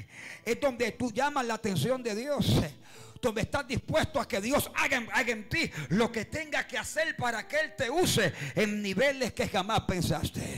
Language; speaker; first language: Spanish; native; Spanish